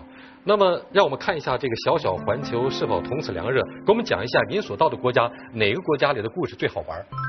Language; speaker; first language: Chinese; native; Chinese